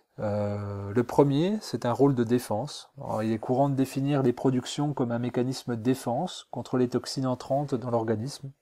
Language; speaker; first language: French; native; French